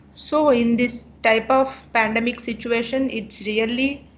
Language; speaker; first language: English; non-native, local second language; Telugu